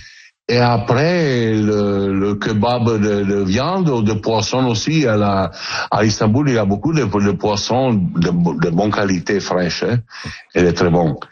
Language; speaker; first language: French; non-native, learner; Italian